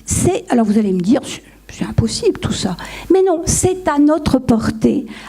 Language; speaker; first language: French; native; French